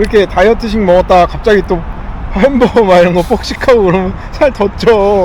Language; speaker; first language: Korean; native; Korean